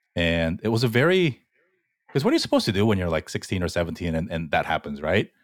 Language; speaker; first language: English; early bilingual, other home language; Korean